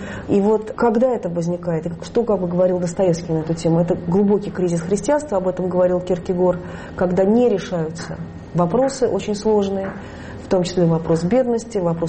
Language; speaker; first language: Russian; native; Russian